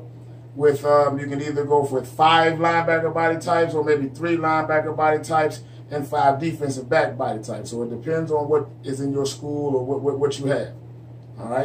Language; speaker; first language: English; native; English